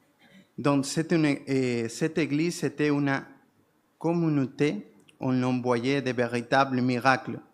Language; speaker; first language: French; non-native, fluent; Spanish